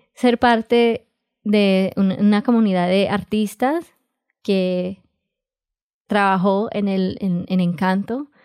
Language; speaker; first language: Spanish; early bilingual, heritage; Spanish